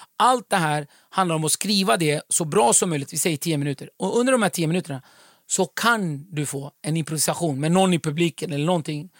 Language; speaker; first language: Swedish; early bilingual, other home language; Kurdish